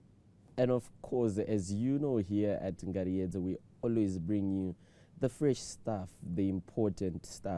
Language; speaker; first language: English; non-native, local second language; Shona